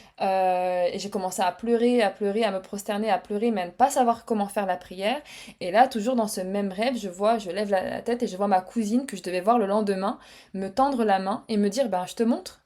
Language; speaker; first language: French; early bilingual, other home language; Arabic